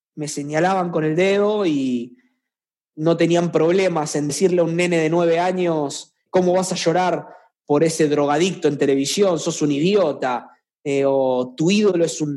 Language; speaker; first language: Spanish; native; Spanish